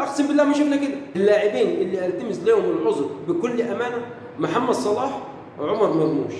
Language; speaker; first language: Arabic; native; Arabic